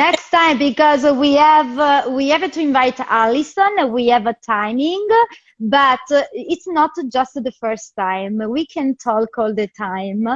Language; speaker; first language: English; non-native, fluent; Italian